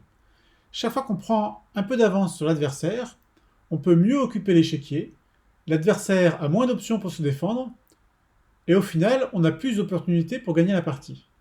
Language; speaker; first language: French; native; French